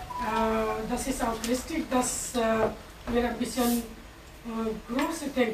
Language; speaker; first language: German; non-native, learner; Russian